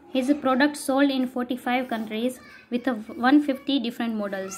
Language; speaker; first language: English; non-native, local second language; Gujarati